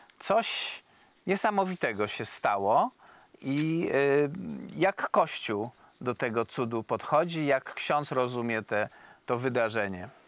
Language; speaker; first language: Polish; native; Polish